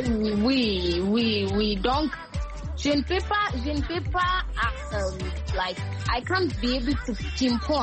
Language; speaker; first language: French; non-native, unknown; Akan